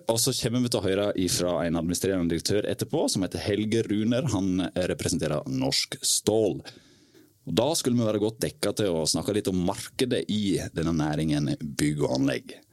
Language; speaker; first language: Norwegian; native; Norwegian